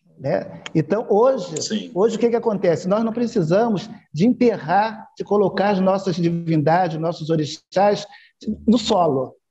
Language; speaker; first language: Portuguese; native; Portuguese